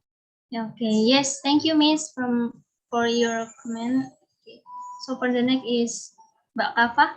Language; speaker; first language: English; non-native, learner; Indonesian